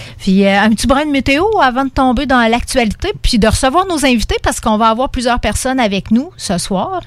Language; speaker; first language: French; native; French